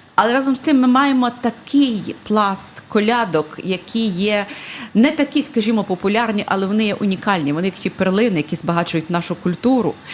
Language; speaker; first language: Ukrainian; native; Ukrainian